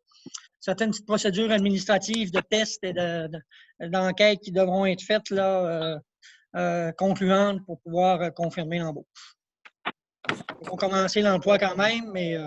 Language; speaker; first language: French; native; French